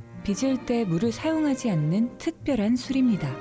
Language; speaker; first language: Korean; native; Korean